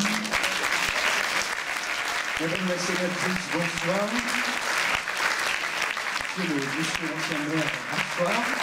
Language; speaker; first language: French; native; French